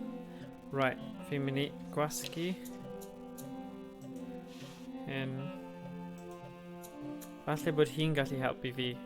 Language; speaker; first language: Welsh; native; Welsh